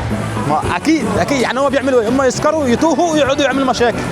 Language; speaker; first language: Arabic; native; Arabic